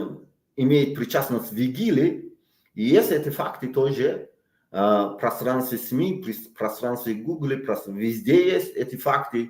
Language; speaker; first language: Russian; non-native, local second language; Tajik